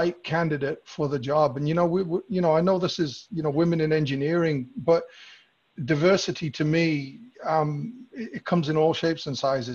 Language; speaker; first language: English; native; English